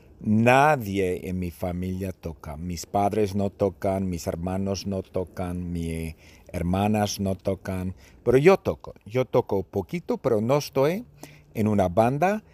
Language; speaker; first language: Spanish; non-native, fluent; English